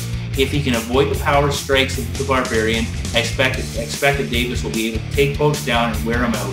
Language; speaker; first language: English; native; English